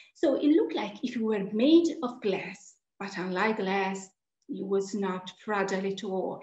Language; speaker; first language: English; non-native, fluent; Italian